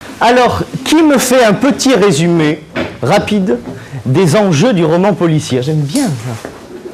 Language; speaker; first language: French; native; French